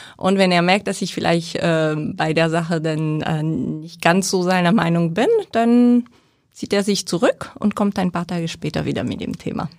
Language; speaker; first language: German; non-native, fluent; French